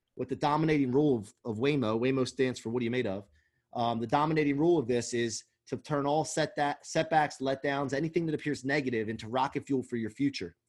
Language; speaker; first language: English; native; English